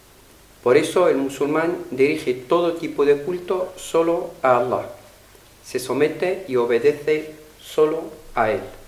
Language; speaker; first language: Spanish; non-native, fluent; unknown